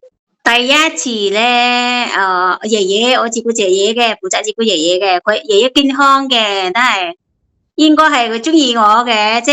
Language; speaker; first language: Cantonese; non-native, fluent; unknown